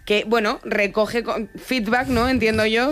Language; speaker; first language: Spanish; native; Spanish